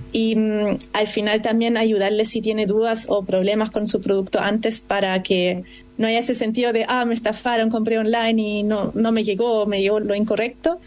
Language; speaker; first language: Spanish; non-native, fluent; German